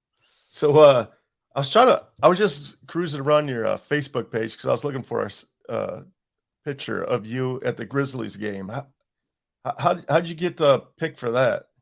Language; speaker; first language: English; native; English